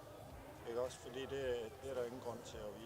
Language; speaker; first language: Danish; native; Danish